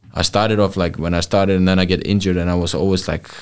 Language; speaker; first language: English; non-native, fluent; Icelandic